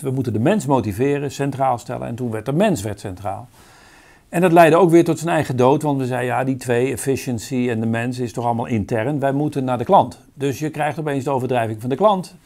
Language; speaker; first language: Dutch; native; Dutch